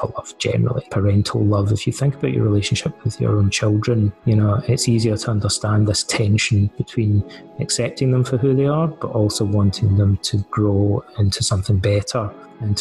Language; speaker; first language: English; native; English